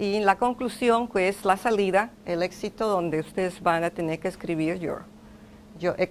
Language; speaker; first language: Spanish; non-native, fluent; English